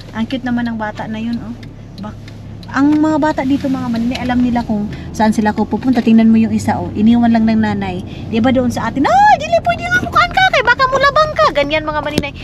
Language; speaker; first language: Filipino; non-native, local second language; Cebuano